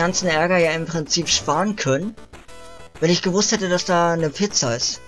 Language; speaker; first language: German; native; German